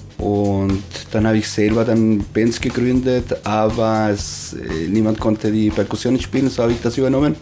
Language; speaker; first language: German; early bilingual, other home language; Spanish